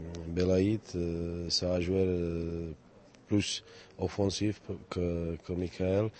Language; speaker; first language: French; non-native, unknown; Czech